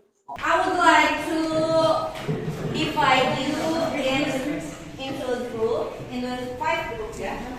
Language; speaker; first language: English; non-native, fluent; Indonesian